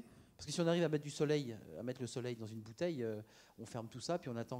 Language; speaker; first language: French; native; French